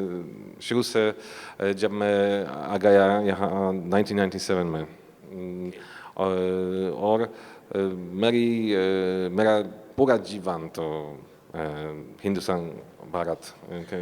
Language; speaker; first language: Hindi; non-native, learner; Polish